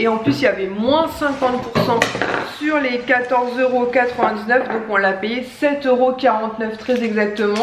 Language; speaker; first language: French; native; French